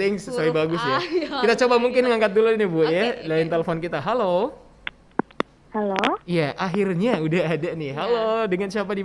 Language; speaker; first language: Indonesian; native; Indonesian